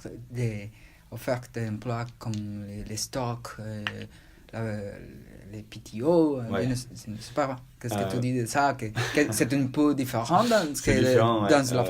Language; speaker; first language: French; non-native, learner; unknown